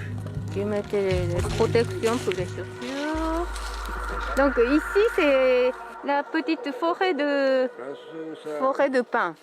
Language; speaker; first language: French; non-native, fluent; Japanese